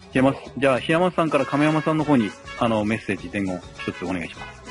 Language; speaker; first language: Japanese; native; Japanese